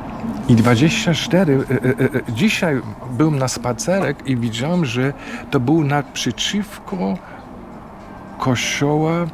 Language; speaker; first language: Polish; non-native, fluent; German